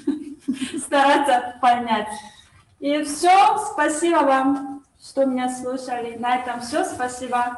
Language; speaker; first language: Russian; non-native, learner; Korean